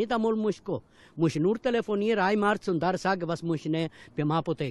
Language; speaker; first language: German; non-native, fluent; Italian